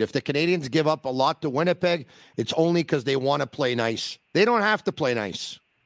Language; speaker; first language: English; native; English